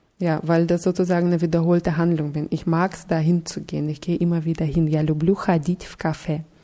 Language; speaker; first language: German; non-native, fluent; Russian